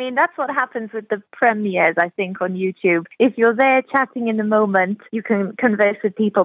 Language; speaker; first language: English; native; English